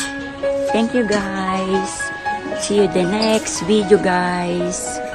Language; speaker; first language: English; non-native, local second language; Filipino